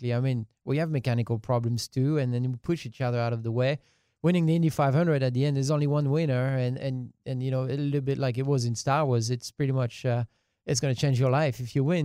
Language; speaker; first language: English; non-native, fluent; French